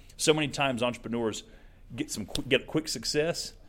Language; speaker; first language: English; native; English